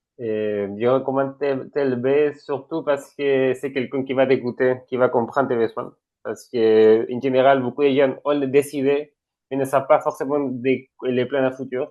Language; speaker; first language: French; non-native, fluent; Spanish